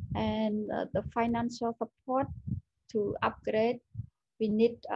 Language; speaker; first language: English; non-native, learner; Khmer